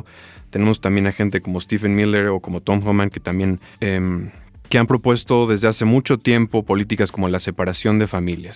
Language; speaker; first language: Spanish; native; Spanish